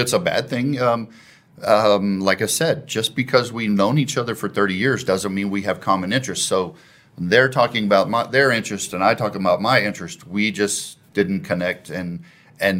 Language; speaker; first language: English; native; English